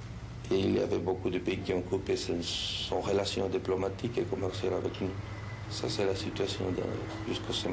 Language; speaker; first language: French; non-native, fluent; Spanish